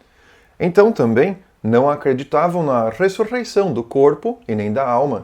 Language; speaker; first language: Portuguese; native; Portuguese